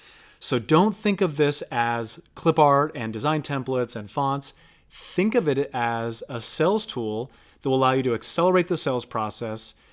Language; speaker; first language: English; native; English